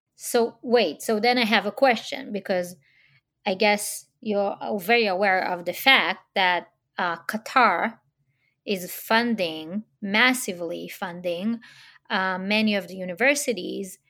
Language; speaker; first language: English; non-native, fluent; Hebrew